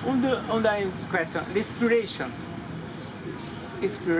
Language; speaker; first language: English; non-native, learner; Portuguese